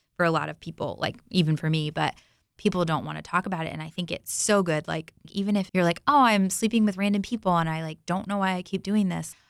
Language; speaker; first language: English; native; English